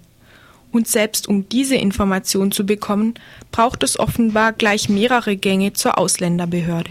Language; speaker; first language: German; native; German